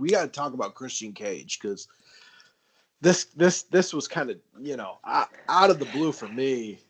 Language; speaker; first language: English; native; English